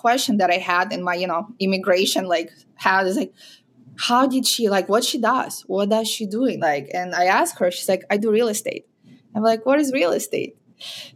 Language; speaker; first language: English; non-native, fluent; Ukrainian